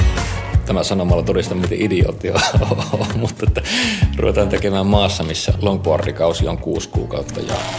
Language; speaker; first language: Finnish; native; Finnish